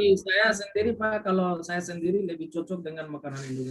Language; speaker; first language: Indonesian; non-native, fluent; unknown